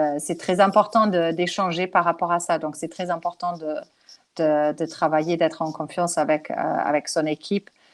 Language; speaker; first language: French; non-native, fluent; German